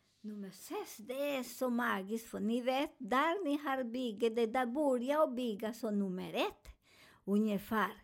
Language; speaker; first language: Swedish; non-native, learner; Spanish